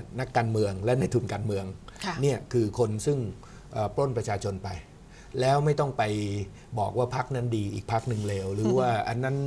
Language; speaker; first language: Thai; native; Thai